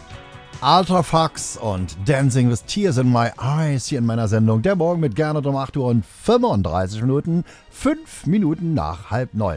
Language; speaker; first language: German; native; German